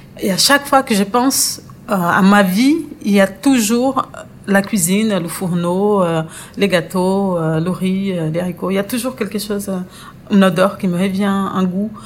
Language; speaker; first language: French; non-native, fluent; Portuguese